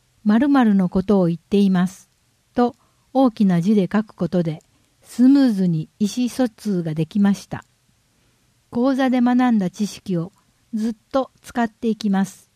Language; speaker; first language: Japanese; native; Japanese